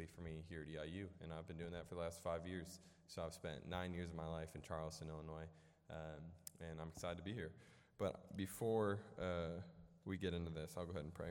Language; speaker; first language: English; native; English